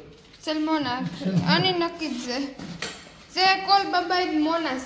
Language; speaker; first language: Hebrew; non-native, learner; Gujarati